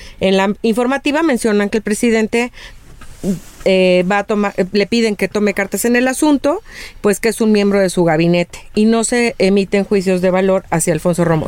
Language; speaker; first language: Spanish; native; Spanish